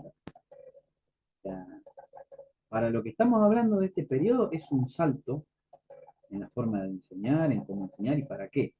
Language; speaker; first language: Spanish; native; Spanish